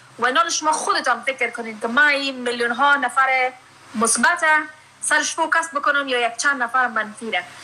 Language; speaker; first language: Persian; early bilingual, heritage; Persian